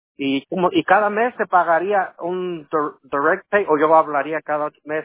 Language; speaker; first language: Spanish; native; Spanish